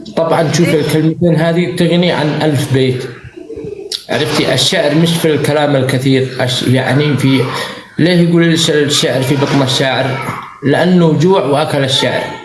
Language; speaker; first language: Arabic; native; Arabic